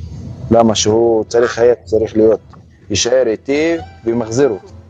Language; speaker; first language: Hebrew; non-native, local second language; Arabic